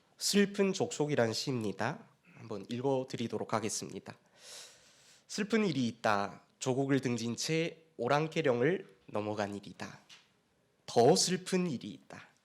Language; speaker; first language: Korean; native; Korean